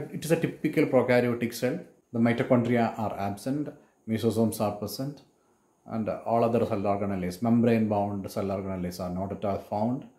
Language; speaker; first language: English; non-native, local second language; Malayalam